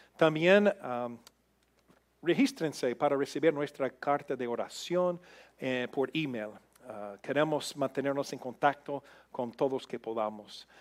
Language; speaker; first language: Spanish; non-native, fluent; English